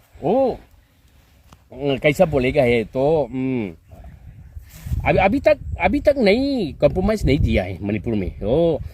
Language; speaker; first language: Hindi; non-native, local second language; Manipuri